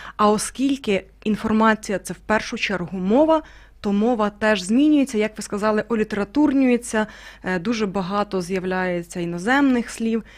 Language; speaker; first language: Ukrainian; native; Ukrainian